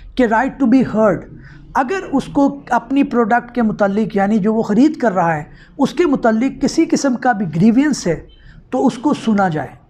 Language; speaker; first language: Urdu; non-native, local second language; Punjabi